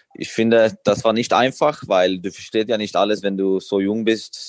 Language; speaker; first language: German; non-native, fluent; Swedish